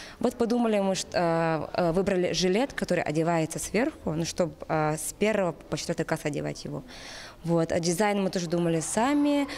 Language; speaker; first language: Russian; native; Russian